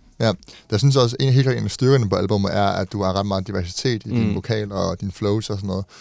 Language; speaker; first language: Danish; native; Danish